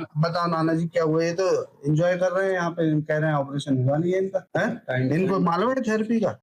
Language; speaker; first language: Hindi; native; Hindi